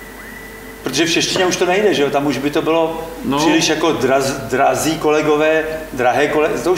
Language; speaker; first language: Czech; native; Czech